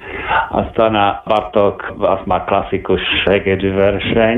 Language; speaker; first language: Hungarian; non-native, fluent; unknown